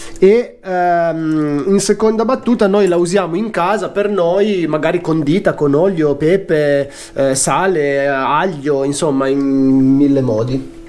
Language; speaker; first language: Italian; native; Italian